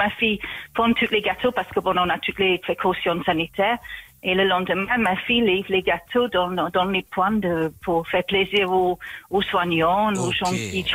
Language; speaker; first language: French; non-native, fluent; English